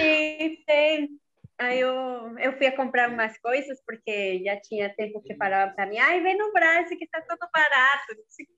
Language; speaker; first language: Portuguese; non-native, learner; Spanish